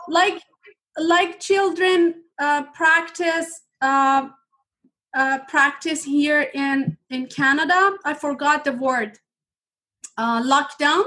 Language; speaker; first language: English; non-native, fluent; Persian